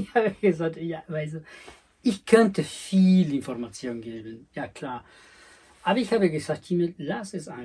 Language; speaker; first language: German; non-native, learner; Spanish